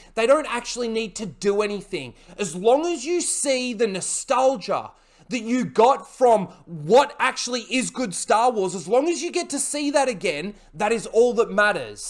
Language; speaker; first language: English; native; English